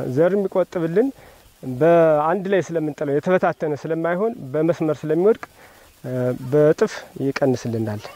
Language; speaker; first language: Amharic; native; Amharic